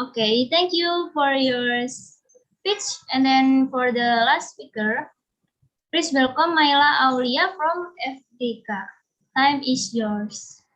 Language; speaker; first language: English; non-native, learner; Indonesian